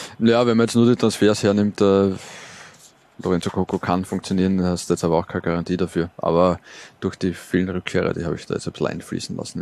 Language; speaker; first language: German; native; German